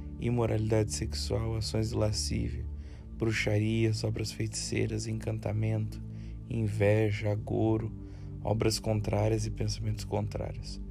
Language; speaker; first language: Portuguese; native; Portuguese